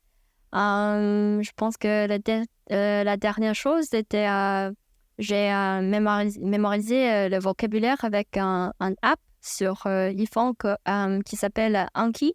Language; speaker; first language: French; non-native, fluent; Chinese